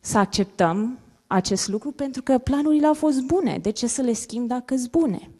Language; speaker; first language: Romanian; non-native, learner; English